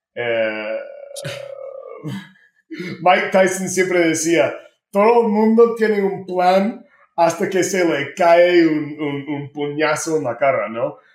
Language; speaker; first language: Spanish; non-native, fluent; English